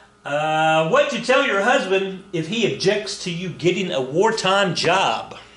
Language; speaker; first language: English; native; English